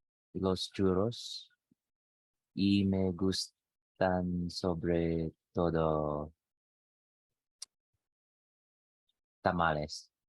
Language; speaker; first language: Spanish; non-native, learner; Filipino